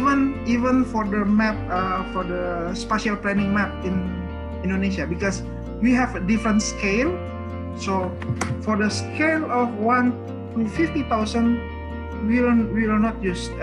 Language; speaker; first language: English; non-native, learner; Indonesian